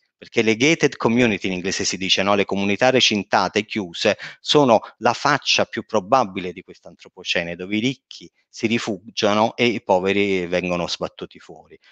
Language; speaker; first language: Italian; native; Italian